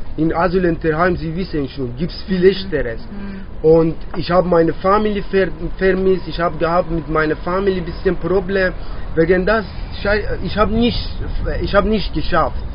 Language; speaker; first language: German; non-native, learner; Persian